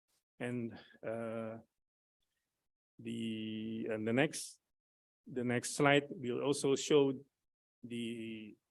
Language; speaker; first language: English; non-native, fluent; Indonesian